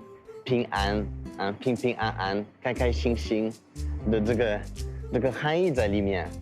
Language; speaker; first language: Chinese; non-native, fluent; French